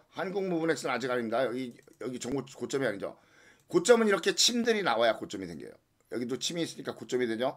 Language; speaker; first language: Korean; native; Korean